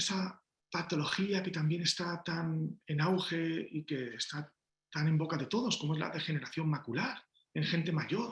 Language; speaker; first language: Spanish; native; Spanish